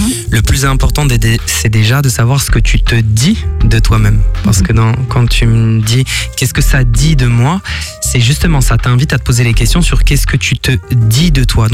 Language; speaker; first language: French; native; French